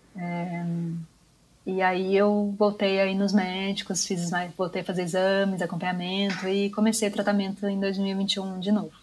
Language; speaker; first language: Portuguese; native; Portuguese